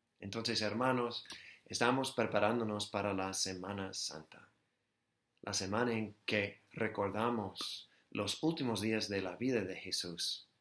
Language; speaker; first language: Spanish; non-native, fluent; English